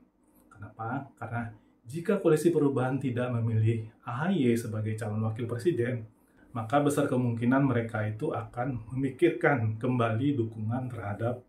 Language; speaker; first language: Indonesian; native; Indonesian